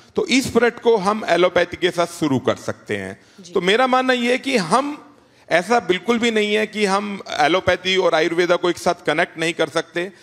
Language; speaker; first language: Hindi; native; Hindi